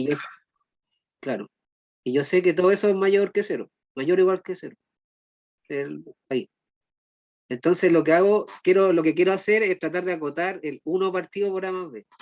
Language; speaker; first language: Spanish; native; Spanish